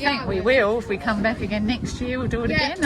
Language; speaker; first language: English; native; English